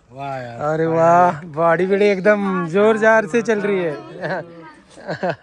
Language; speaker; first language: Hindi; non-native, local second language; Marathi